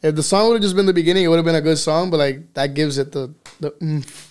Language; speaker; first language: English; early bilingual, other home language; Spanish